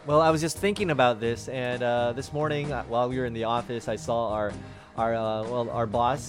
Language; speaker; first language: English; early bilingual, other home language; Chinese